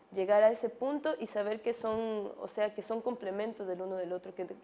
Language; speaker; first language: Spanish; native; Spanish